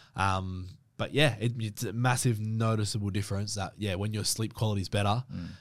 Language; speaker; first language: English; native; English